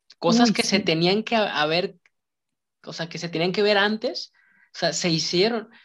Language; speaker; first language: Spanish; native; Spanish